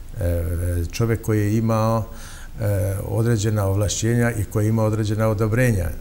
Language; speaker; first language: Bosnian; non-native, local second language; Albanian